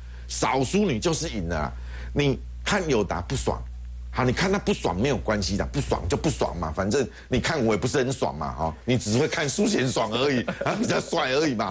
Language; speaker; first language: Chinese; native; Chinese